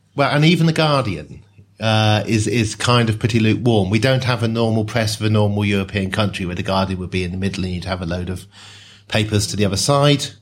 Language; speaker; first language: English; native; English